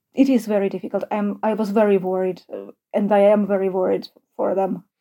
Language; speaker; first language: English; non-native, fluent; Ukrainian